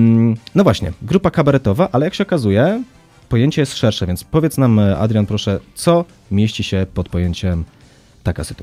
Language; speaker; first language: Polish; native; Polish